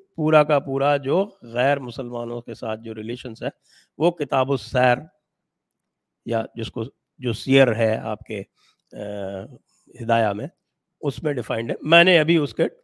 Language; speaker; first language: Hindi; native; Hindi